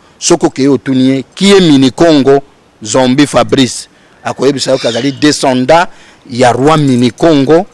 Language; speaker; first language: Lingala; non-native, local second language; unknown